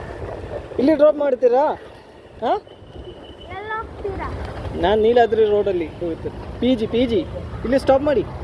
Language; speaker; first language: Kannada; non-native, learner; Malayalam